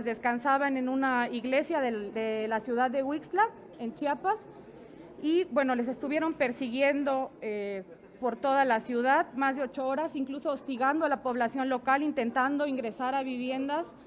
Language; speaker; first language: Spanish; native; Spanish